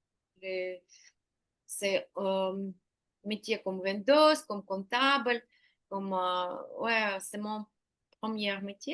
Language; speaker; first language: French; non-native, learner; Ukrainian